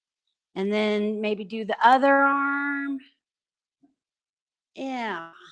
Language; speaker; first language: English; native; English